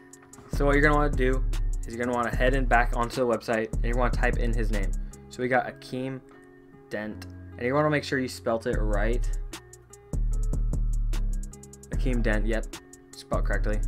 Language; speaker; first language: English; native; English